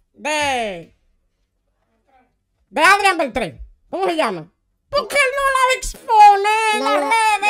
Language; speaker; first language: Spanish; native; Spanish